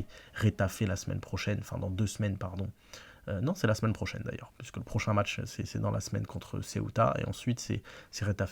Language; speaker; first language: French; native; French